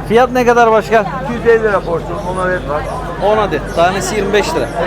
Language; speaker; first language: Turkish; native; Turkish